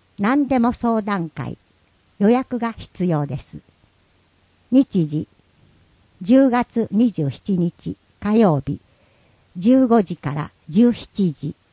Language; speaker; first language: Japanese; native; Japanese